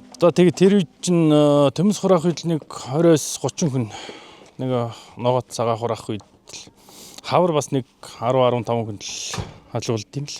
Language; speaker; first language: Mongolian; non-native, local second language; Kazakh